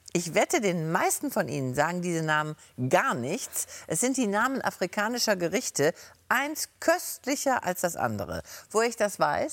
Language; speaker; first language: German; native; German